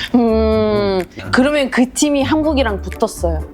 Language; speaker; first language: Korean; non-native, fluent; Arabic